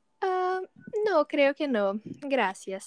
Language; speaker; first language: Spanish; non-native, learner; Portuguese